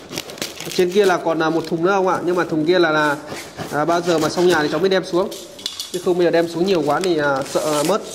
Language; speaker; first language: Vietnamese; native; Vietnamese